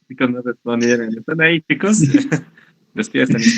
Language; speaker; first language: Spanish; native; Spanish